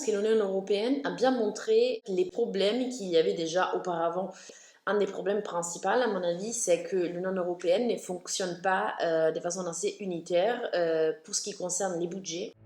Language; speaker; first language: French; non-native, fluent; German